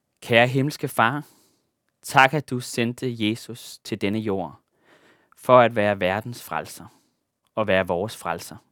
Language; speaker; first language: Danish; native; Danish